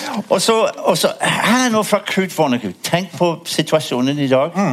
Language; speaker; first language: Norwegian; non-native, fluent; English